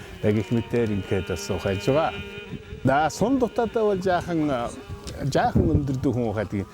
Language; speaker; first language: Mongolian; native; Mongolian